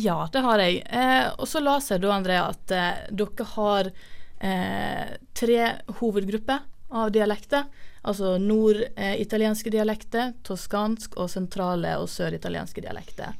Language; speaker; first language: Norwegian; native; Norwegian